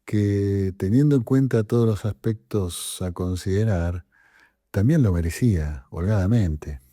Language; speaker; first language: Spanish; native; Spanish